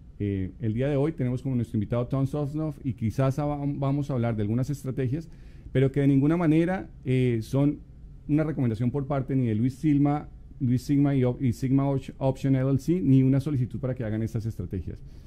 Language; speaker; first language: Spanish; native; Spanish